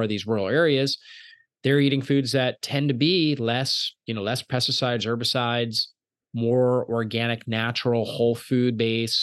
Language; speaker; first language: English; native; English